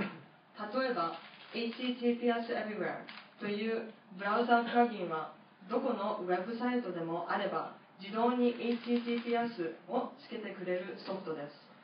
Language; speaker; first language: Japanese; non-native, fluent; English